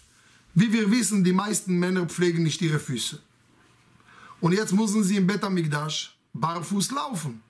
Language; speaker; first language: German; non-native, fluent; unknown